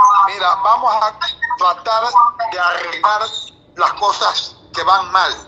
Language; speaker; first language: Spanish; native; Spanish